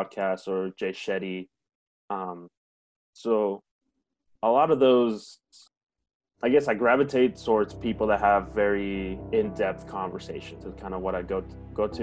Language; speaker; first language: English; early bilingual, other home language; Spanish